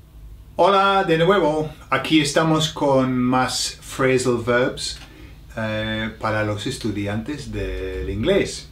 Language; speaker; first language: Spanish; non-native, fluent; English